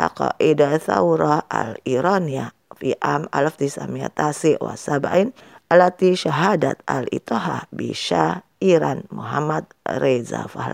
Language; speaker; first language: Arabic; non-native, fluent; Indonesian